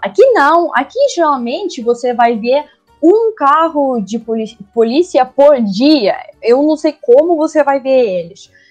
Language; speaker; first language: Portuguese; non-native, learner; Russian